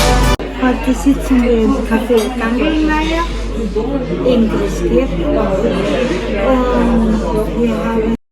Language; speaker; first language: German; non-native, learner; Filipino